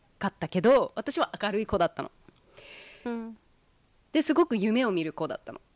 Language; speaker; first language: Japanese; early bilingual, heritage; Japanese